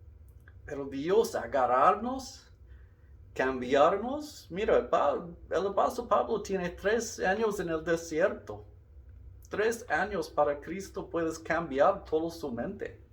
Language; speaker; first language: Spanish; non-native, learner; English